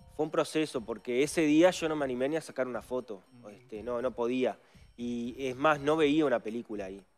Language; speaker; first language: Spanish; native; Spanish